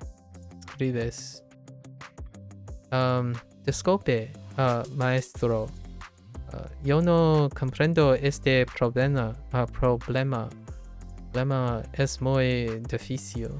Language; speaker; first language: Spanish; non-native, learner; English